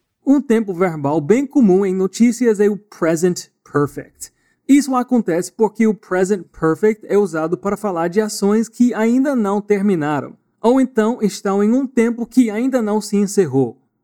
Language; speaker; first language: Portuguese; native; Portuguese